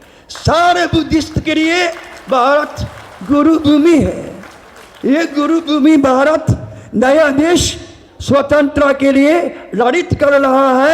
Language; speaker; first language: Hindi; non-native, learner; Japanese